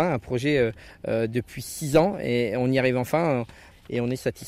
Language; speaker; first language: French; native; French